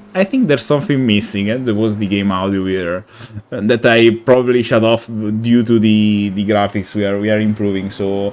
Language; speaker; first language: English; non-native, fluent; Italian